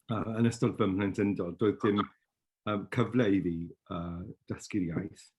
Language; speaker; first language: Welsh; non-native, fluent; English